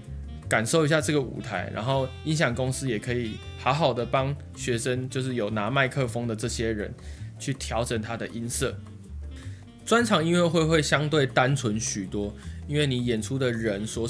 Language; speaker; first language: Chinese; native; Chinese